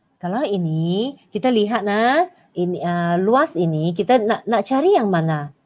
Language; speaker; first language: Malay; non-native, local second language; Chinese